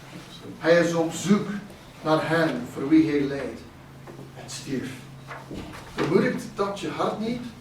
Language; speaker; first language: Dutch; non-native, fluent; English